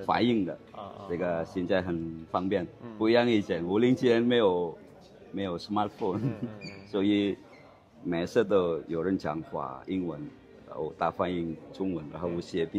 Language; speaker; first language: Chinese; non-native, learner; Indonesian